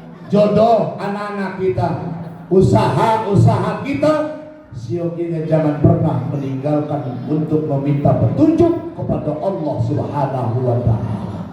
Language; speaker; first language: Indonesian; native; Indonesian